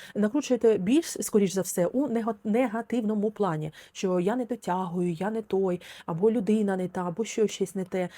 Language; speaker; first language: Ukrainian; non-native, local second language; Russian